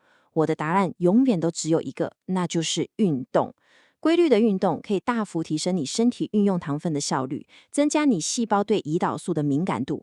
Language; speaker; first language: Chinese; native; Chinese